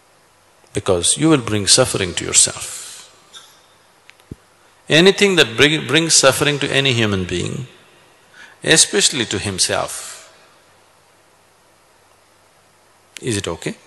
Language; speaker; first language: English; non-native, local second language; Kannada